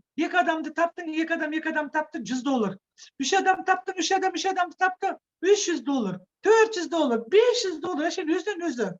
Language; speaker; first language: Kazakh; non-native, local second language; Russian